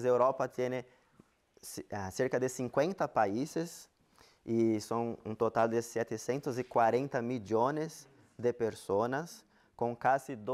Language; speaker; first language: Spanish; non-native, fluent; Portuguese